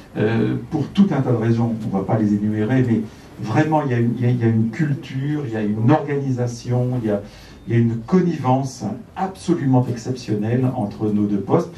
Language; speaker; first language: French; native; French